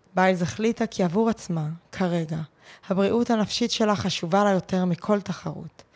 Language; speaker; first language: Hebrew; native; Hebrew